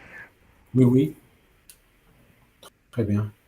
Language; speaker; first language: French; non-native, local second language; Arabic